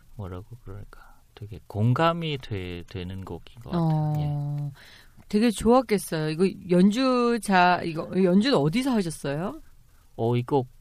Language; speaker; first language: Korean; non-native, fluent; Vietnamese